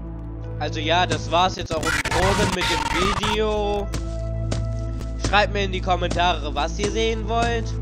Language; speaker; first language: German; native; German